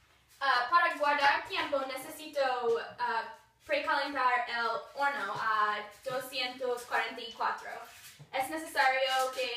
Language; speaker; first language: Spanish; non-native, learner; English